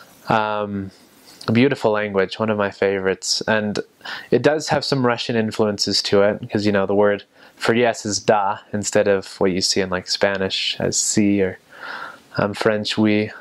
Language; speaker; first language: English; native; English